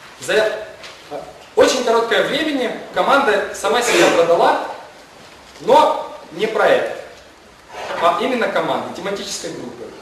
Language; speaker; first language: Russian; non-native, local second language; Ukrainian